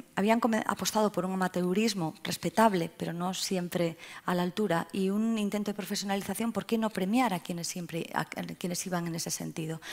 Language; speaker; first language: Spanish; native; Spanish